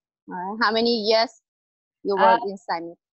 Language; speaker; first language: English; non-native, learner; Thai